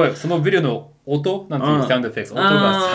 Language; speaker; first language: Japanese; non-native, fluent; English